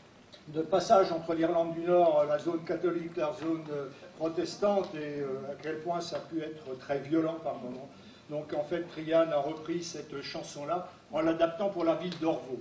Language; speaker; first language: French; native; French